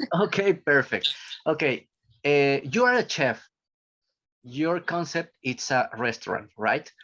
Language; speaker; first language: English; non-native, learner; Spanish